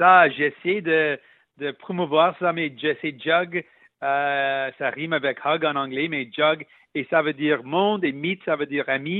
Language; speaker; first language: French; non-native, local second language; Punjabi